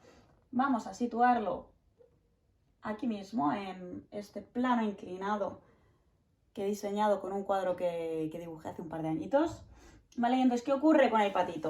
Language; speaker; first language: Spanish; native; Spanish